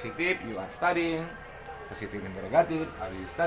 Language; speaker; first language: English; non-native, learner; Indonesian